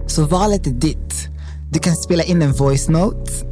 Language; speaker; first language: Swedish; native; Swedish